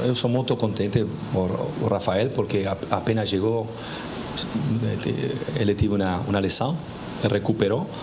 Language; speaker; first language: Portuguese; non-native, fluent; Spanish